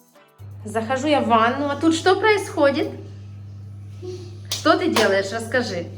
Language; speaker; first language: Russian; native; Russian